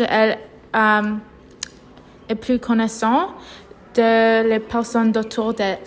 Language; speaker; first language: French; non-native, learner; English